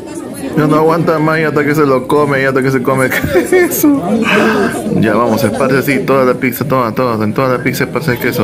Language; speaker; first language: Spanish; native; Spanish